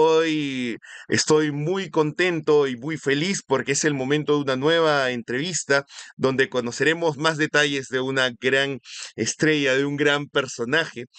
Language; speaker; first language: Spanish; native; Spanish